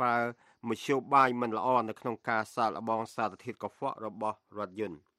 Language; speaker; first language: Khmer; native; Khmer